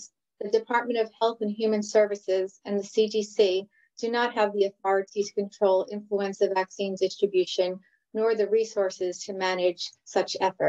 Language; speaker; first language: English; native; English